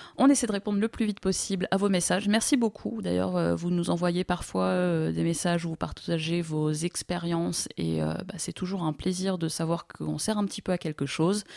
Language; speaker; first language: French; native; French